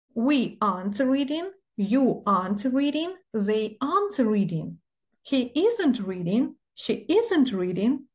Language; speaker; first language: English; non-native, fluent; Ukrainian